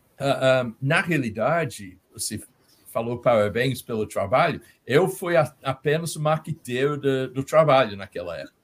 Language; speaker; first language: Portuguese; non-native, fluent; English